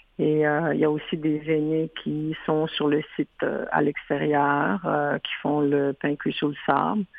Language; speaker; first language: French; non-native, local second language; Innu-aimun